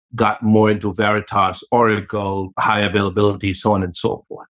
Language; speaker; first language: English; native; English